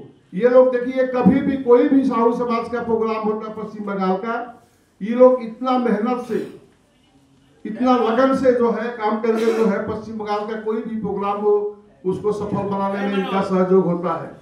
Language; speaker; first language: Hindi; native; Hindi